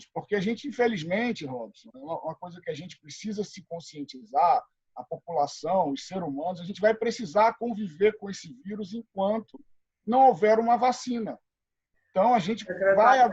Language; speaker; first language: Portuguese; native; Portuguese